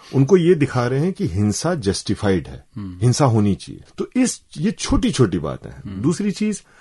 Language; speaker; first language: Hindi; native; Hindi